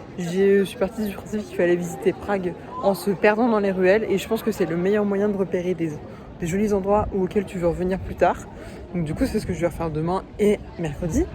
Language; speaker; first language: French; native; French